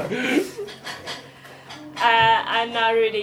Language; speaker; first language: English; non-native, learner; Chinese